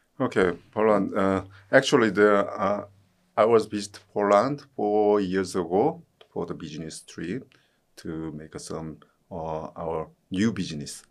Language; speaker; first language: English; non-native, learner; Korean